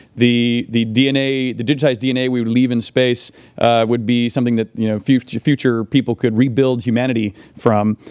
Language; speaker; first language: English; native; English